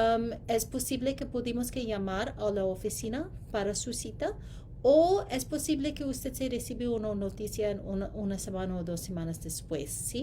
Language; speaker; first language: Spanish; non-native, learner; English